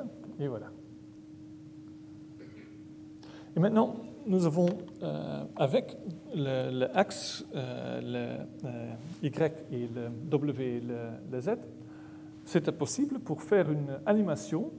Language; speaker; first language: French; non-native, learner; Dutch